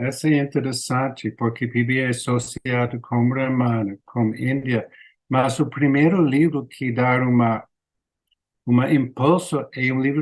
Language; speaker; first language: Portuguese; non-native, learner; English